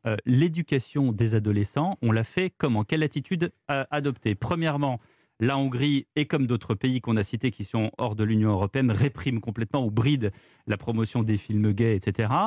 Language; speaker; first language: French; native; French